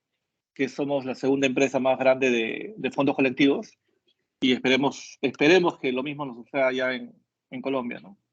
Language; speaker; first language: Spanish; native; Spanish